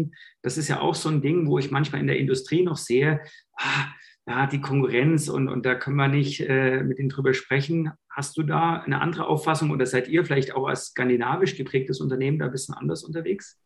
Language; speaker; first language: German; native; German